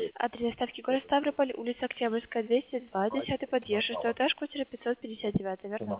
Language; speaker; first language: Russian; native; Russian